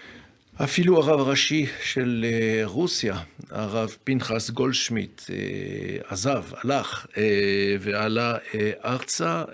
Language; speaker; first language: Hebrew; non-native, fluent; French